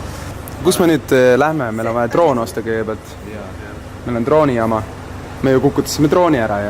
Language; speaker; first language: Estonian; native; Estonian